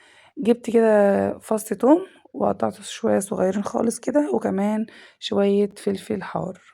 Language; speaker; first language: Arabic; native; Arabic